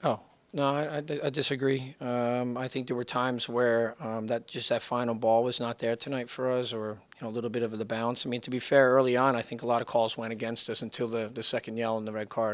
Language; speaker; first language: English; native; English